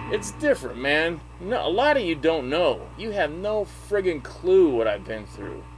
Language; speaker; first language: English; native; English